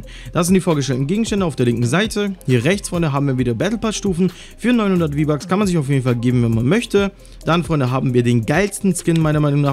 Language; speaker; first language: German; native; German